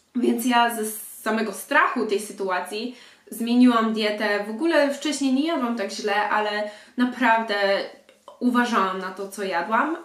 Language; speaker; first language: Polish; early bilingual, heritage; Polish